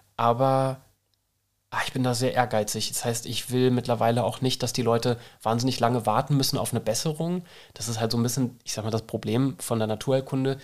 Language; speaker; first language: German; native; German